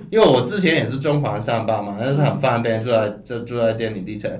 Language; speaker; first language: Chinese; non-native, local second language; Cantonese